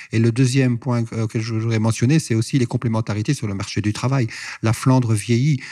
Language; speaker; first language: French; native; French